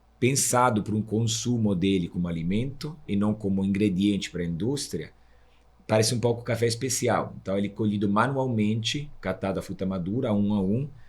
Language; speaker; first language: Portuguese; non-native, fluent; Italian